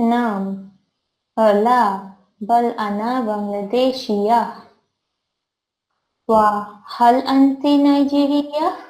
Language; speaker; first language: Arabic; non-native, learner; Bangla